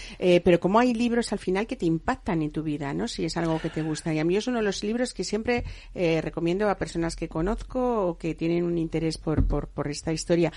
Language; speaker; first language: Spanish; native; Spanish